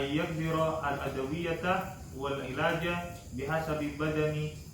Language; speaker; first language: Arabic; non-native, learner; Indonesian